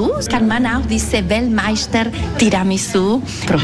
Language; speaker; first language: German; non-native, local second language; Italian